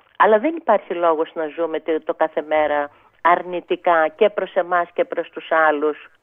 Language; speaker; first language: Greek; native; Greek